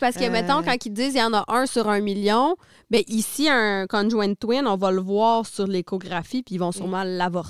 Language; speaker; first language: French; native; French